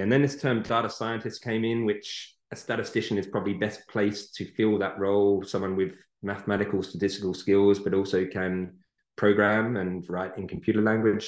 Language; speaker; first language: English; native; English